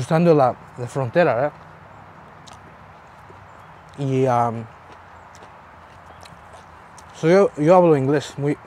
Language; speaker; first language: Spanish; early bilingual, heritage; Spanish